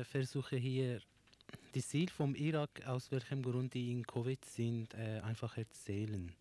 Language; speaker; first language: German; non-native, learner; Persian